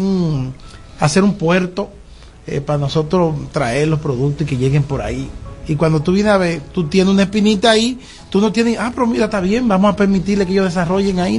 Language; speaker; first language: Spanish; native; Spanish